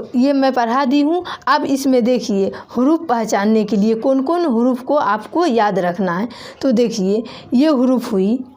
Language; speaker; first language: Hindi; native; Hindi